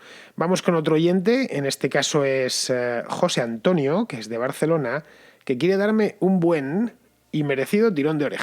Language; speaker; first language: Spanish; native; Spanish